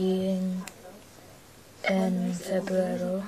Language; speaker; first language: Spanish; non-native, learner; English